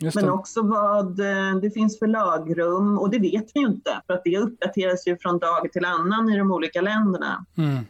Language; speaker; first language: Swedish; native; Swedish